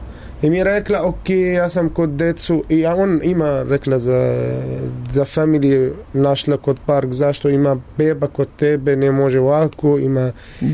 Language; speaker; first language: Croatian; non-native, learner; Arabic